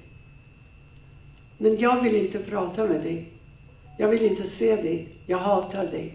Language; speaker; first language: Swedish; non-native, fluent; Persian